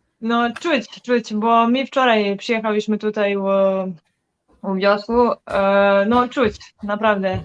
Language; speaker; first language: Polish; non-native, learner; Serbian